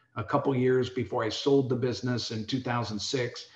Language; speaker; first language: English; native; English